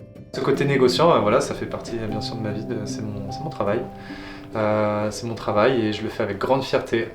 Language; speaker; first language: French; native; French